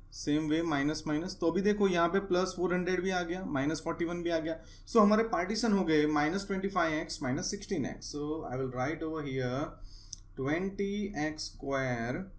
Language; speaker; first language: Hindi; non-native, local second language; Gujarati